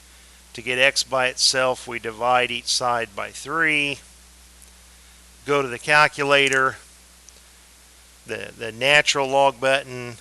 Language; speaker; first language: English; native; English